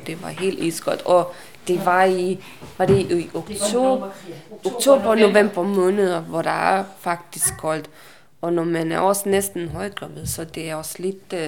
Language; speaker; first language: Danish; non-native, learner; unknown